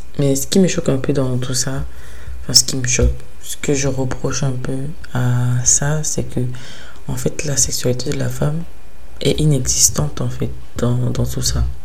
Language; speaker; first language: French; early bilingual, other home language; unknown